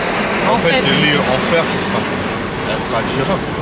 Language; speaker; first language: French; native; French